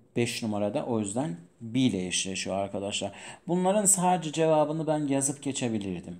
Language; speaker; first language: Turkish; non-native, fluent; Persian